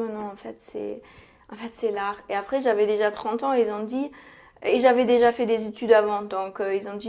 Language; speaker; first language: French; non-native, fluent; German